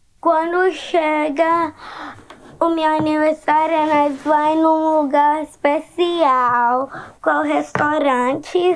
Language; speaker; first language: Portuguese; early bilingual, heritage; Portuguese